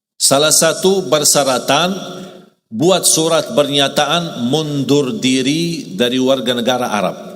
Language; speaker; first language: Malay; non-native, fluent; Arabic